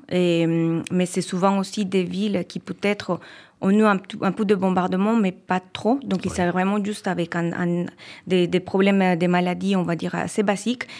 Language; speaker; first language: French; non-native, fluent; Spanish